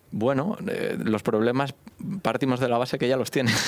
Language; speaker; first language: Spanish; native; Spanish